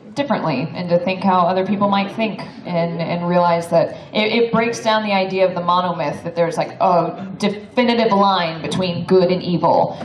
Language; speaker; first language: English; native; English